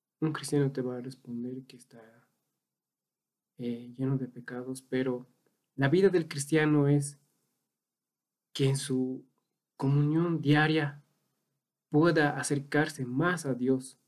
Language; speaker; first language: Spanish; native; Spanish